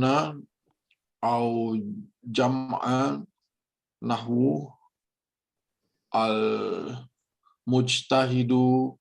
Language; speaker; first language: Arabic; non-native, learner; Indonesian